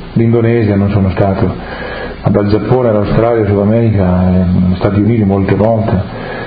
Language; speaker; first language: Italian; non-native, local second language; Friulian